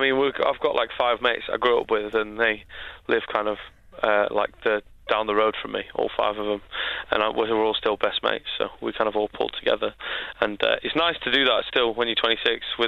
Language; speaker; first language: English; native; English